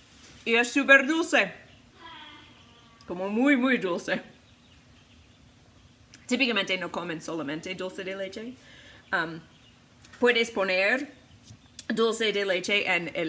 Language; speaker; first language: Spanish; non-native, fluent; English